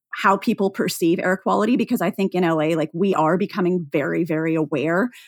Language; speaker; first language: English; native; English